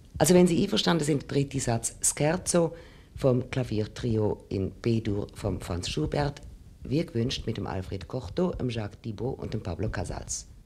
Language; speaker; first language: German; native; German